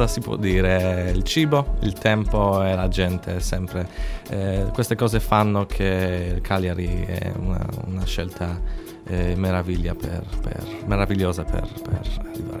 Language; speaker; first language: Italian; non-native, fluent; Polish